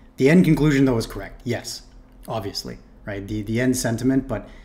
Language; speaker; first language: English; native; English